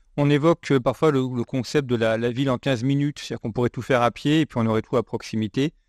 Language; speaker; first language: French; native; French